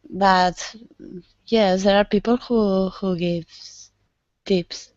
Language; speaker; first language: English; non-native, learner; Spanish